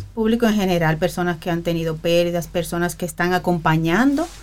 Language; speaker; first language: Spanish; native; Spanish